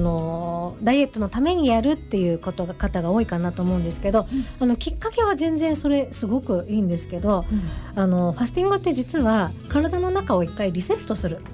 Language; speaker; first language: Japanese; native; Japanese